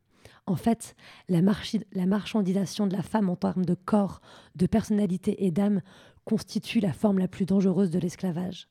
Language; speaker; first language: French; native; French